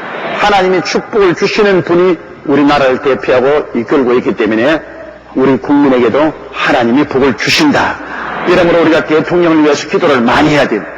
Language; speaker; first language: Korean; native; Korean